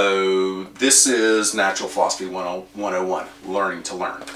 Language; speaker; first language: English; native; English